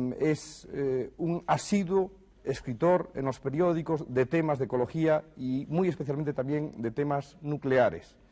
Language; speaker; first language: Spanish; native; Spanish